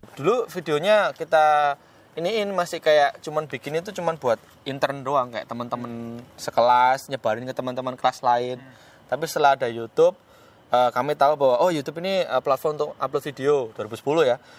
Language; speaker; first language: Indonesian; non-native, local second language; Javanese